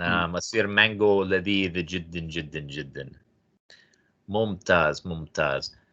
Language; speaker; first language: Arabic; non-native, fluent; English